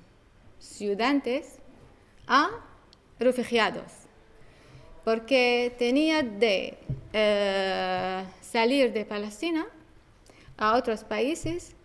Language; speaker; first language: Spanish; non-native, learner; Arabic